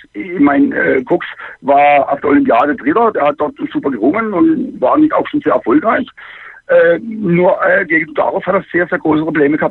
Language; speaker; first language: German; native; German